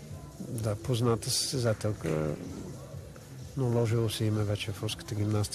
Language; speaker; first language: Bulgarian; native; Bulgarian